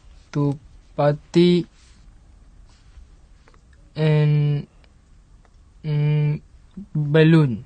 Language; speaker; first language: English; non-native, learner; Malay